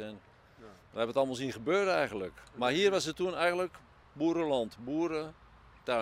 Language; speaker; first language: Dutch; native; Dutch